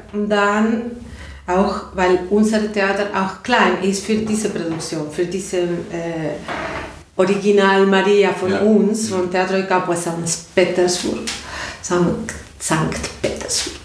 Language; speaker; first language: German; non-native, learner; Spanish